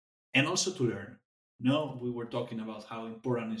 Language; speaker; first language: English; non-native, fluent; Spanish